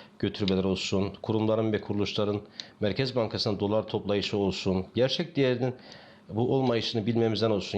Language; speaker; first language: Turkish; native; Turkish